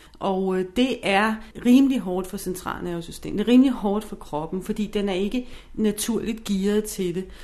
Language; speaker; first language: Danish; non-native, fluent; English